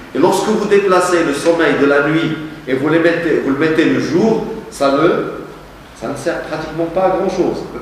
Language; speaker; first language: French; non-native, local second language; Arabic